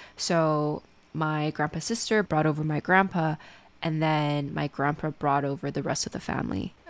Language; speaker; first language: English; native; English